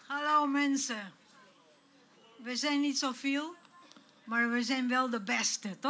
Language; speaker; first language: Dutch; non-native, fluent; Spanish